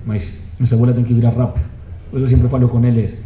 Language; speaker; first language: Portuguese; non-native, fluent; Spanish